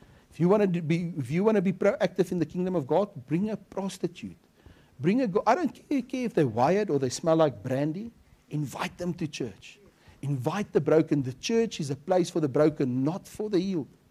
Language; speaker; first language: English; non-native, local second language; Afrikaans